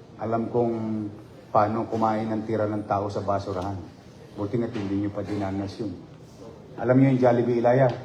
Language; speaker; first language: Filipino; native; Filipino